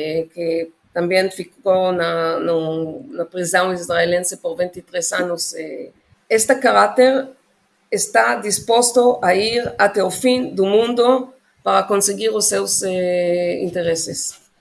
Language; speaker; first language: Portuguese; non-native, fluent; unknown